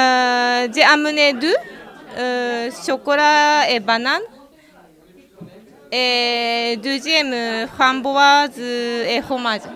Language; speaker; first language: French; non-native, learner; Japanese